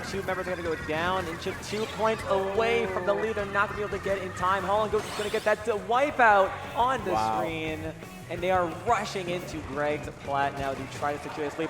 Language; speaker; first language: English; native; English